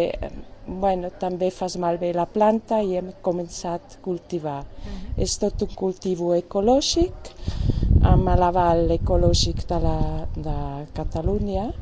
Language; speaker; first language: Catalan; non-native, fluent; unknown